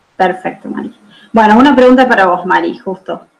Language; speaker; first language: Spanish; native; Spanish